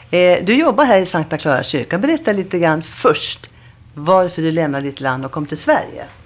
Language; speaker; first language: Swedish; native; Swedish